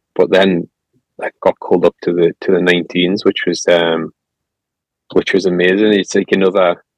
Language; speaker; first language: English; native; English